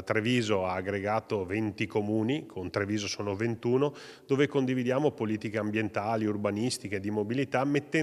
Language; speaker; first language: Italian; native; Italian